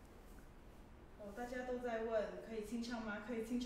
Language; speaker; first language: Chinese; native; Chinese